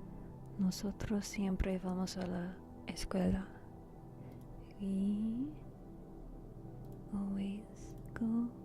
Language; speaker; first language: Spanish; non-native, learner; English